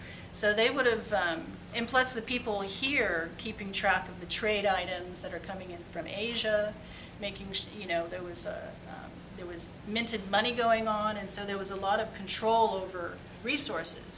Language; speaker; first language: English; native; English